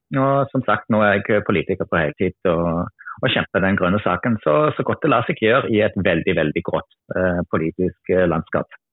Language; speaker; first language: Norwegian; non-native, fluent; German